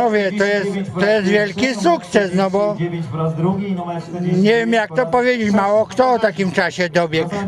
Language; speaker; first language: Polish; native; Polish